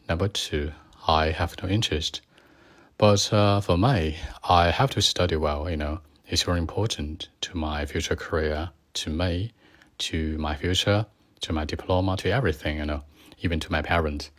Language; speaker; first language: English; non-native, learner; Chinese